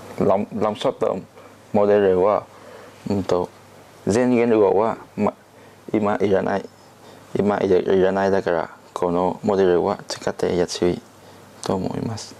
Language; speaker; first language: Japanese; non-native, learner; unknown